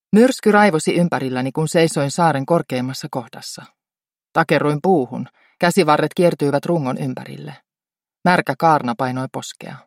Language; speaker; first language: Finnish; native; Finnish